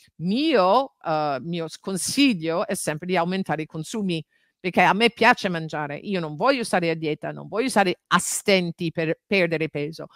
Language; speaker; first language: Italian; non-native, fluent; English